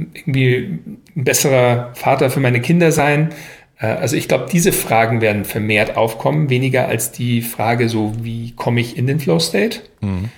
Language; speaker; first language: German; native; German